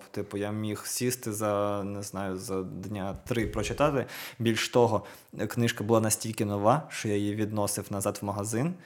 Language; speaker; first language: Ukrainian; non-native, local second language; Russian